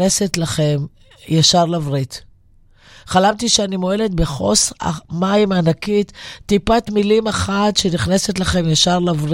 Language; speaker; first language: Hebrew; non-native, local second language; Arabic